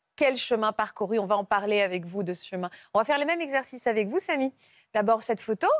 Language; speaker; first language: French; native; French